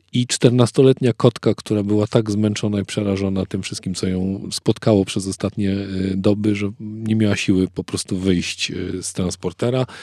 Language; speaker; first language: Polish; native; Polish